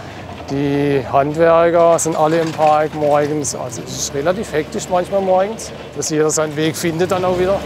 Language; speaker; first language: German; native; German